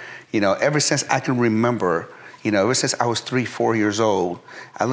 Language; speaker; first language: English; early bilingual, other home language; Persian